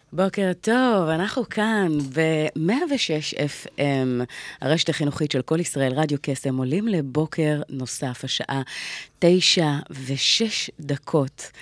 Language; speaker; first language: Hebrew; native; Hebrew